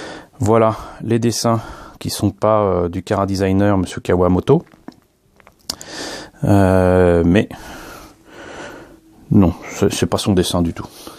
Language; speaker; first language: French; native; French